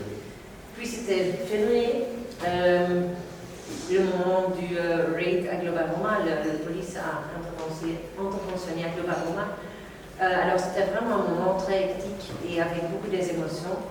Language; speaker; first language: French; non-native, local second language; Dutch